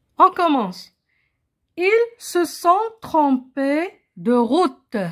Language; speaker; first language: French; non-native, local second language; Arabic